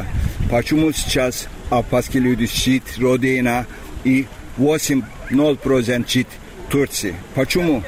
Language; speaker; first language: Russian; non-native, learner; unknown